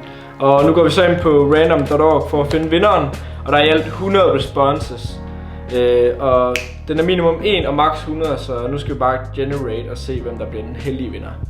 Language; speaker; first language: Danish; native; Danish